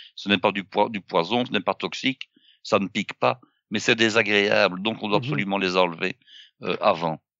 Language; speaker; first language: French; native; French